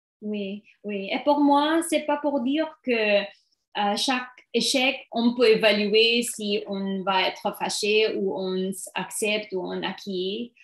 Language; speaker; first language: French; non-native, learner; English